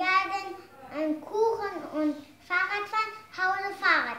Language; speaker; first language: German; early bilingual, other home language; Persian